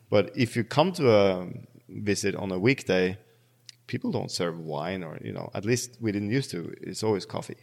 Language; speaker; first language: English; non-native, fluent; Norwegian